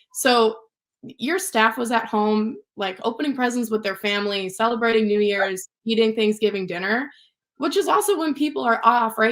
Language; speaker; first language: English; native; English